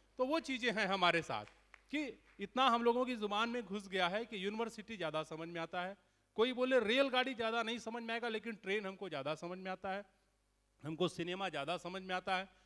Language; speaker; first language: Hindi; native; Hindi